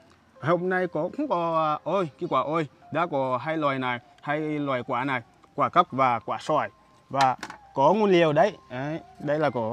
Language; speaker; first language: Vietnamese; non-native, learner; Portuguese